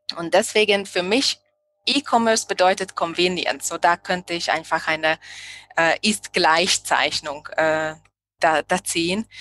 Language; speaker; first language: German; non-native, fluent; Hungarian